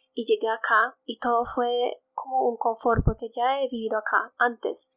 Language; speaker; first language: Spanish; non-native, fluent; Polish